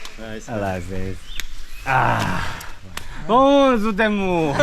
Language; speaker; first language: English; non-native, learner; Korean